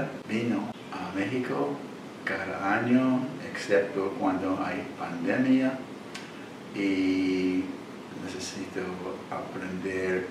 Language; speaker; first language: Spanish; non-native, learner; English